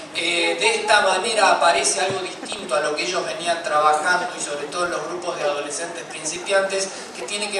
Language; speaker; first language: Spanish; native; Spanish